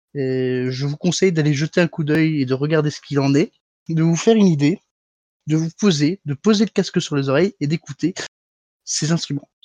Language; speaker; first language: French; native; French